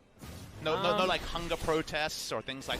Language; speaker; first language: English; native; English